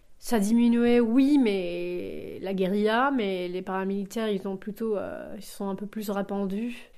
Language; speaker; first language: French; non-native, fluent; Spanish